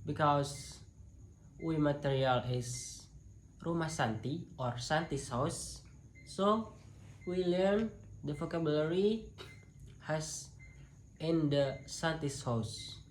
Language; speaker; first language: English; non-native, local second language; Indonesian